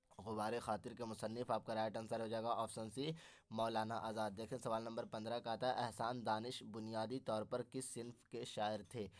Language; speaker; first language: Urdu; native; Urdu